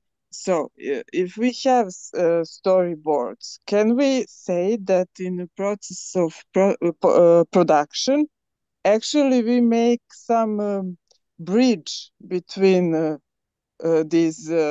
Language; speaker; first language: English; non-native, learner; Serbian